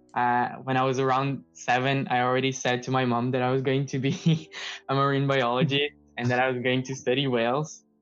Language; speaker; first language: English; non-native, fluent; Portuguese